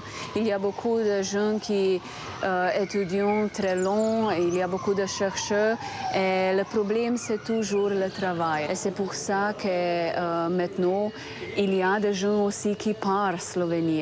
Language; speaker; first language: French; non-native, fluent; Slovenian